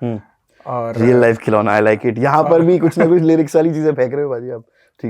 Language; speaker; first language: Hindi; native; Hindi